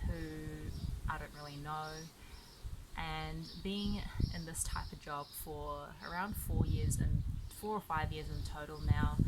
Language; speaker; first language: English; early bilingual, other home language; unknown